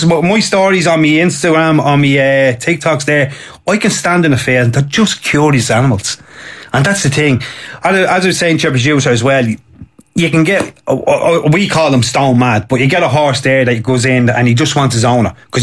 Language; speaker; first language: English; native; English